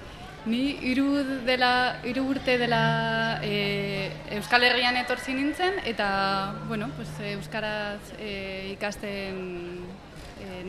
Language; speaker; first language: Basque; non-native, learner; Spanish